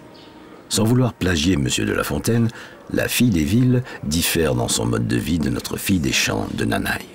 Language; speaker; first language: French; native; French